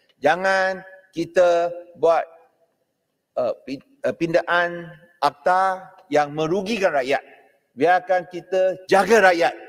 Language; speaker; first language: Malay; non-native, local second language; Chinese